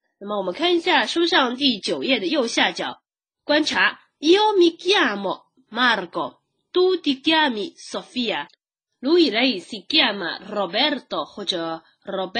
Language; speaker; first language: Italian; non-native, fluent; Chinese